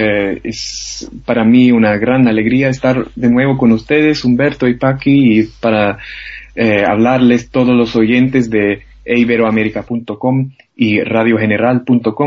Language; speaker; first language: Spanish; non-native, fluent; German